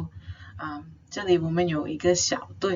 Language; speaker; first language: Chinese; non-native, fluent; English